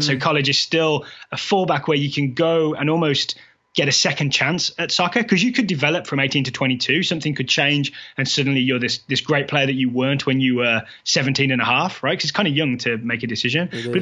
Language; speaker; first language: English; native; English